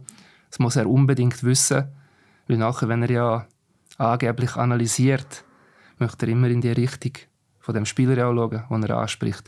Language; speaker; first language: German; native; German